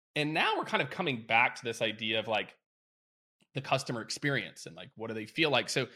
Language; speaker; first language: English; native; English